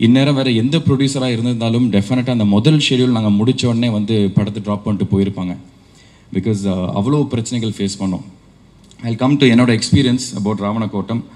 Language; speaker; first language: Tamil; native; Tamil